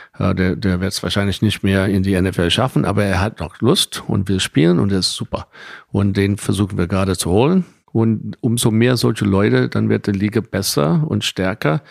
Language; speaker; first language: German; non-native, fluent; English